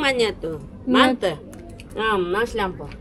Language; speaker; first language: Russian; non-native, local second language; Kyrgyz